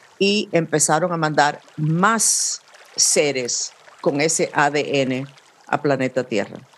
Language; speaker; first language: Spanish; non-native, fluent; English